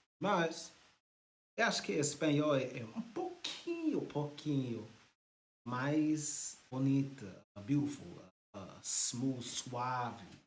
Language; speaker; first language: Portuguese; non-native, learner; English